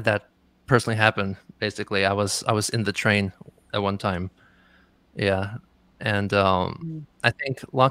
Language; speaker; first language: English; native; English